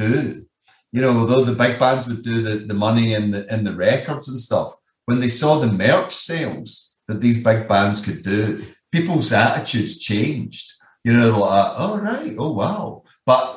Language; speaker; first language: English; native; English